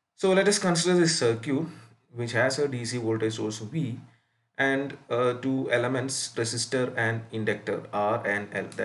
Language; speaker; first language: English; non-native, local second language; Malayalam